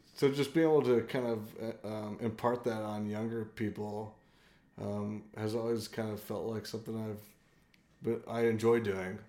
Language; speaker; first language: English; native; English